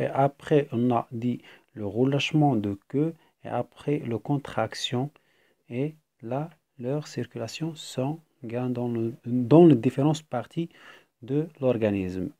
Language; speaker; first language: French; non-native, fluent; Arabic